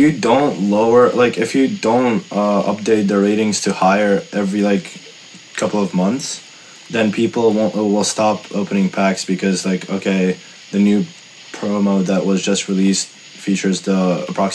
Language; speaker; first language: English; non-native, fluent; Russian